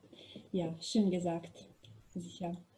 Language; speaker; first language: German; non-native, learner; Macedonian